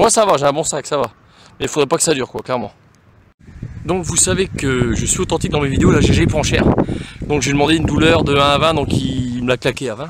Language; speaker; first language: French; native; French